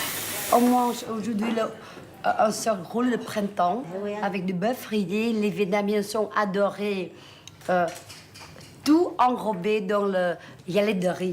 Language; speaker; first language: French; early bilingual, other home language; Vietnamese